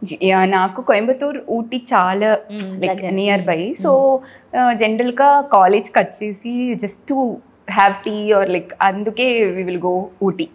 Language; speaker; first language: Telugu; non-native, learner; Tamil